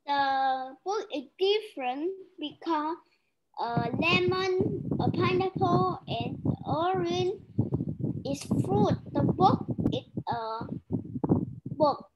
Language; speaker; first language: English; non-native, learner; Vietnamese